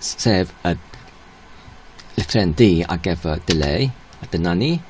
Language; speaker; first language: Welsh; non-native, learner; English